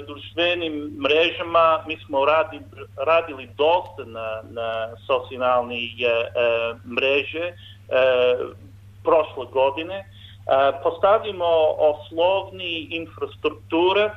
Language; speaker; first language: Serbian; non-native, learner; English